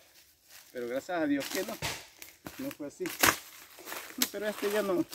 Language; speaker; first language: Spanish; native; Spanish